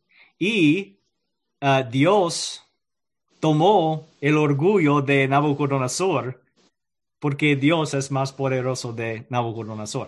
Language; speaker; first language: Spanish; non-native, learner; English